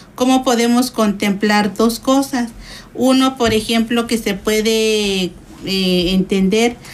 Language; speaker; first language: Spanish; native; Spanish